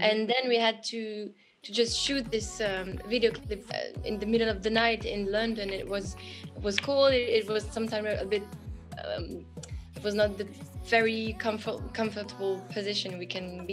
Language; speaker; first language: English; non-native, fluent; French